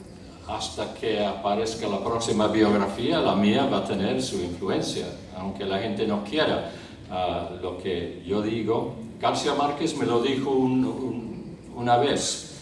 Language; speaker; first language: Spanish; non-native, fluent; English